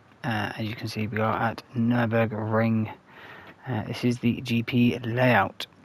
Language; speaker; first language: English; native; English